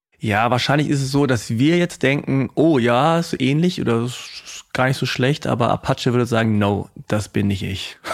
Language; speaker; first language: German; native; German